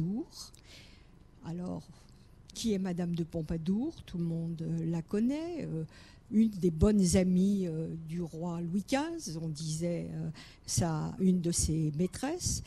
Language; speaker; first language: French; native; French